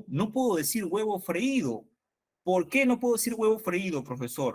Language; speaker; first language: Spanish; native; Spanish